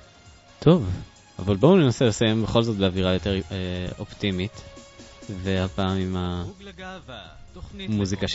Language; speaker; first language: Hebrew; native; Hebrew